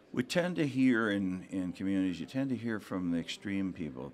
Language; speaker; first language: English; native; English